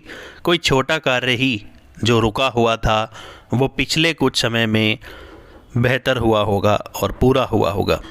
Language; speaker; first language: Hindi; native; Hindi